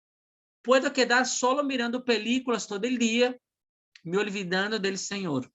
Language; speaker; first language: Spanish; non-native, fluent; Portuguese